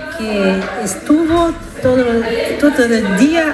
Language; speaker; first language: Spanish; non-native, fluent; Italian